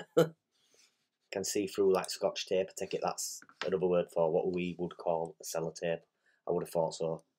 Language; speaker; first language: English; native; English